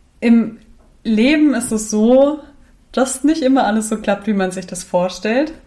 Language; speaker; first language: German; early bilingual, other home language; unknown